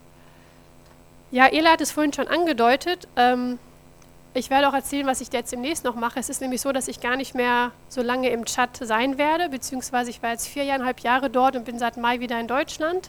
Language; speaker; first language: German; native; German